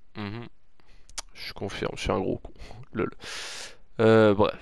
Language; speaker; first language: French; native; French